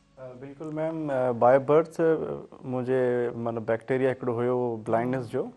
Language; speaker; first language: Sindhi; native; Sindhi